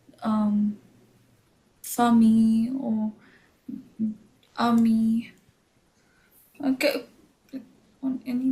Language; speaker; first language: French; non-native, learner; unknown